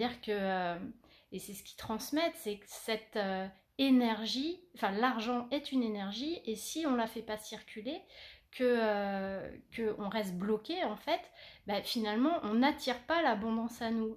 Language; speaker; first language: French; native; French